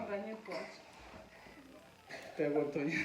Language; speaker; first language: Polish; non-native, learner; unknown